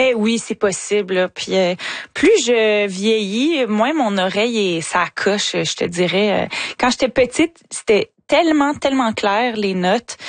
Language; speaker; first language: French; native; French